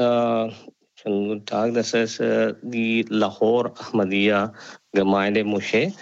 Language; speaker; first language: German; non-native, learner; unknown